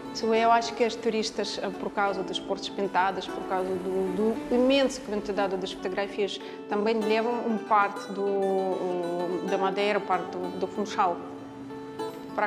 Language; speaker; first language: Portuguese; non-native, learner; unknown